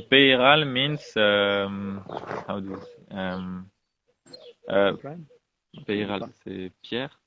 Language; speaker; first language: English; non-native, fluent; French